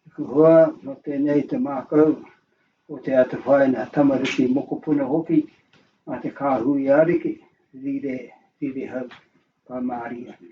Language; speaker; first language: Māori; native; Māori